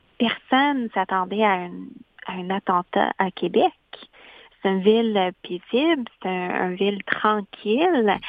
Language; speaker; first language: French; non-native, local second language; English